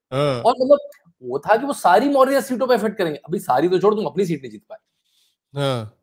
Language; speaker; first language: Hindi; native; Hindi